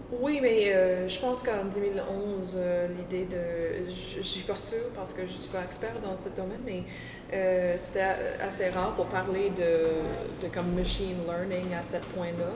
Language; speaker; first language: French; non-native, local second language; English